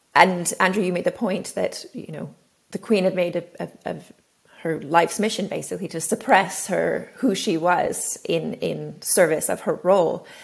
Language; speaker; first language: English; native; English